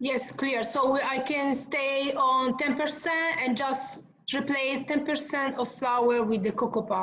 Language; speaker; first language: English; non-native, learner; Italian